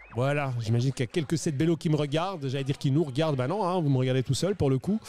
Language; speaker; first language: French; native; French